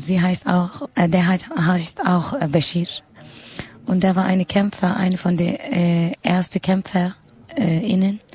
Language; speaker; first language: German; non-native, fluent; Kurdish